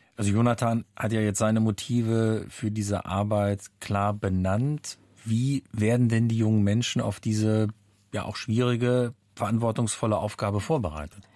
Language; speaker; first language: German; native; German